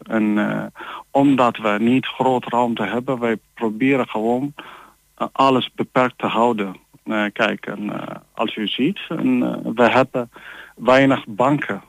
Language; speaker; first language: Dutch; non-native, learner; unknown